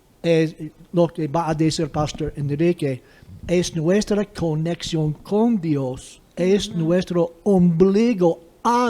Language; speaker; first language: Spanish; non-native, fluent; English